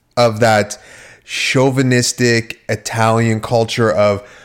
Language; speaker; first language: English; early bilingual, other home language; Italian